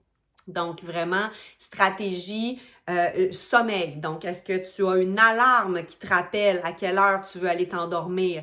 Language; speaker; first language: French; native; French